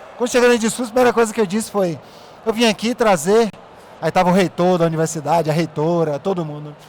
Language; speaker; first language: Portuguese; native; Portuguese